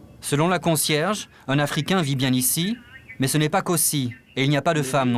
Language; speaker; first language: French; native; French